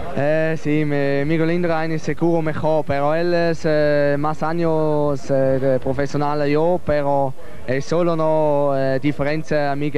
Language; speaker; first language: Spanish; non-native, learner; Swiss German